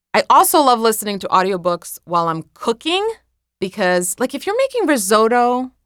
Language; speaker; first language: English; non-native, fluent; Croatian